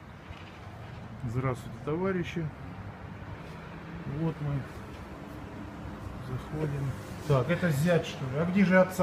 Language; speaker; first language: Russian; native; Russian